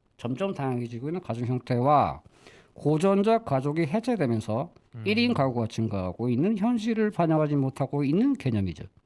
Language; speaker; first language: Korean; native; Korean